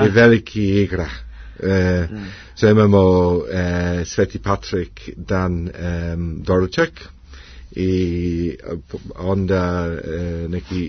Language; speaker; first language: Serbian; non-native, learner; English